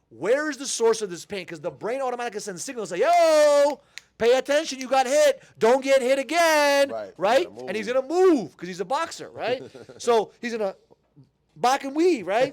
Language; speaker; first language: English; native; English